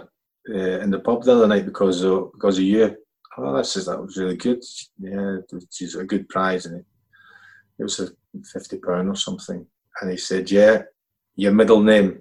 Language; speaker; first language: English; native; English